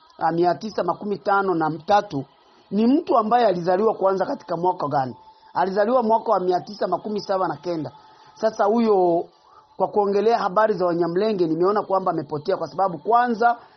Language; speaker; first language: Swahili; non-native, local second language; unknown